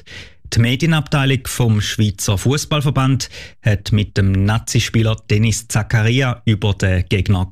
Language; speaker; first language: German; native; German